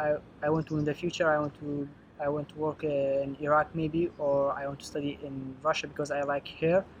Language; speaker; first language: English; non-native, learner; Arabic